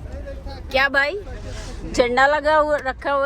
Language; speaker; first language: Hindi; non-native, local second language; Telugu